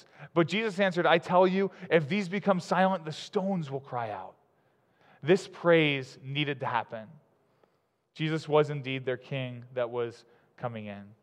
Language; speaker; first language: English; native; English